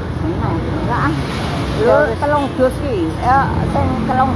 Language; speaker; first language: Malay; non-native, local second language; Javanese